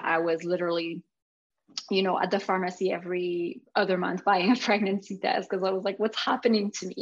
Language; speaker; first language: English; non-native, fluent; French